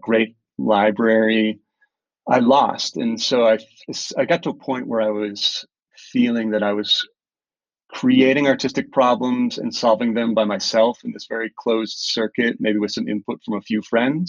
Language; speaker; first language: English; native; English